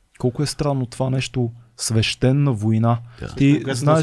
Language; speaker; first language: Bulgarian; native; Bulgarian